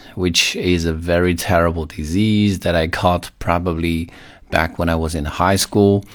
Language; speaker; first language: English; non-native, fluent; Chinese